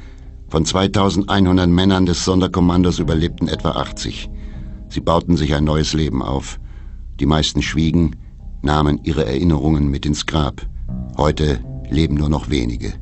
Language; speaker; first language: German; native; German